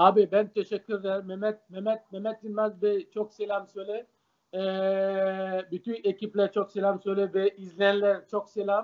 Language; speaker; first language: Turkish; non-native, learner; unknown